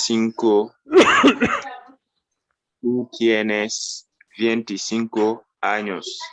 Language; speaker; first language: Spanish; non-native, learner; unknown